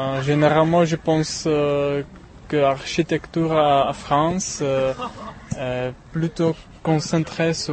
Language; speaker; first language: French; non-native, learner; Czech